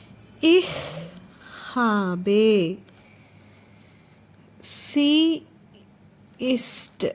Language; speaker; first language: German; non-native, fluent; Malayalam